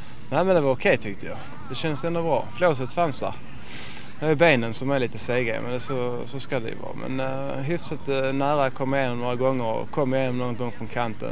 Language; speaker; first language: Swedish; native; Swedish